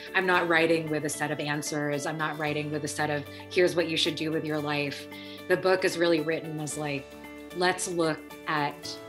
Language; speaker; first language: English; early bilingual, other home language; Filipino